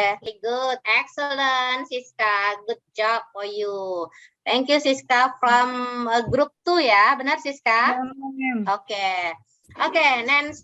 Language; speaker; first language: English; non-native, fluent; Indonesian